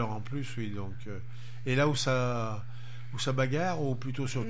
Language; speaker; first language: French; native; French